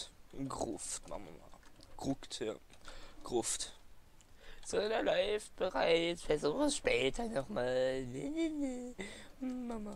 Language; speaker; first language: German; native; German